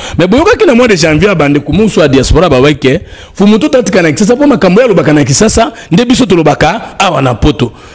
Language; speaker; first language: Lingala; non-native, local second language; Kongo